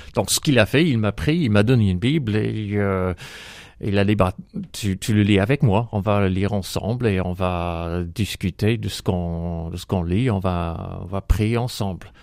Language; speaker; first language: French; non-native, fluent; English